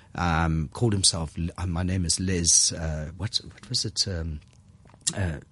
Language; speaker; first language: English; native; English